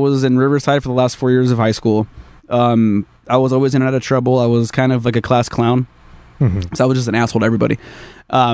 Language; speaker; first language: English; early bilingual, other home language; Spanish